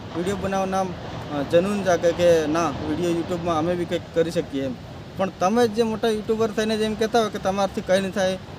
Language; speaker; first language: Gujarati; non-native, local second language; Bhili